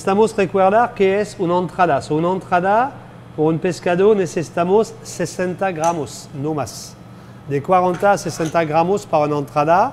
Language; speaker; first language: Spanish; non-native, fluent; French